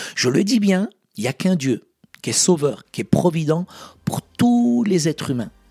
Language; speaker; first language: French; early bilingual, other home language; Arabic